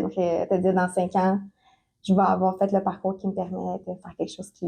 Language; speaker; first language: French; native; French